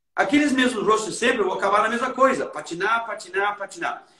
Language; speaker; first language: Portuguese; native; Portuguese